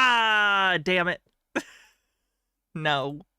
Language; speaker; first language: English; native; English